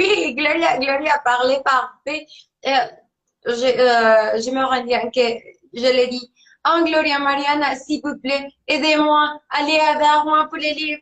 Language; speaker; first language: French; non-native, learner; Spanish